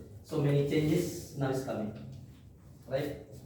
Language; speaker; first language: English; non-native, fluent; Indonesian